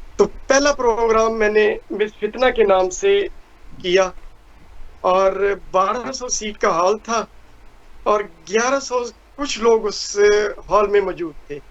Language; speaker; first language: Hindi; non-native, local second language; Punjabi